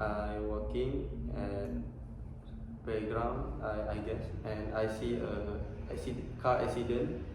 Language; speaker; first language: English; non-native, learner; Malay